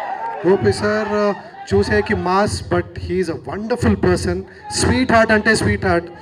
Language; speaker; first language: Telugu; non-native, fluent; Kannada